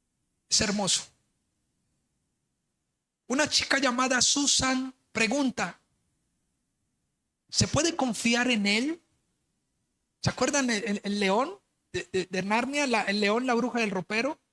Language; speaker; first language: Spanish; native; Spanish